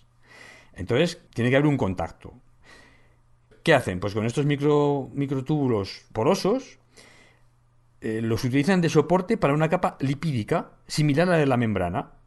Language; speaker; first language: Spanish; native; Spanish